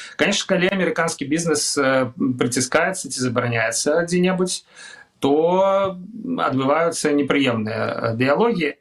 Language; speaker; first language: Belarusian; non-native, local second language; Russian